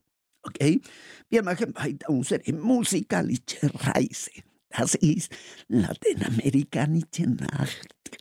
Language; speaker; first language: German; non-native, learner; Spanish